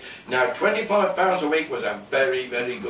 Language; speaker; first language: English; native; English